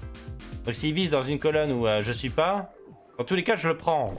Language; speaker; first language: French; native; French